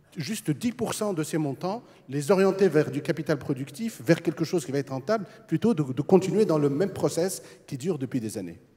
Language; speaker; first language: French; non-native, local second language; Arabic